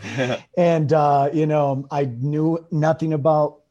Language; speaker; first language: English; non-native, fluent; Italian